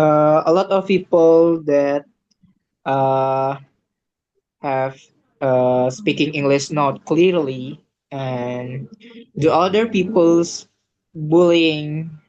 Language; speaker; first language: English; non-native, learner; Indonesian